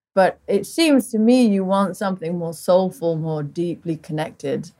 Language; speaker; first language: English; early bilingual, other home language; Portuguese